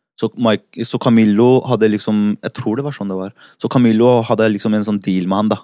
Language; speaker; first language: Norwegian; early bilingual, other home language; Spanish